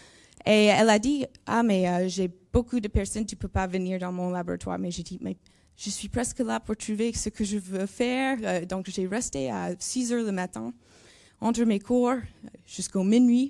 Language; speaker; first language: French; non-native, learner; English